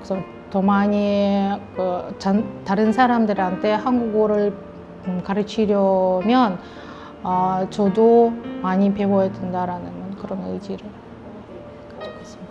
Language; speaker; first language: Korean; non-native, fluent; Russian